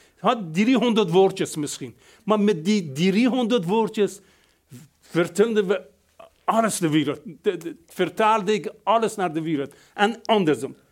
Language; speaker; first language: Dutch; non-native, fluent; Persian